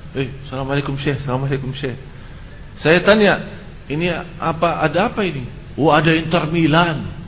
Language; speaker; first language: Indonesian; non-native, fluent; Arabic